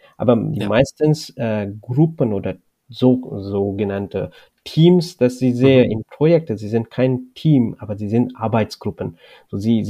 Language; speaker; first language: German; non-native, learner; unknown